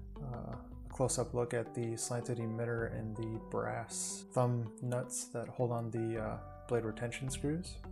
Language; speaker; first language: English; native; English